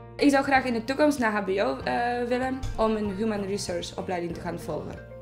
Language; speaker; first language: Dutch; non-native, fluent; Polish